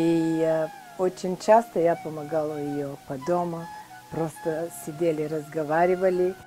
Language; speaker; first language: Russian; non-native, learner; Bulgarian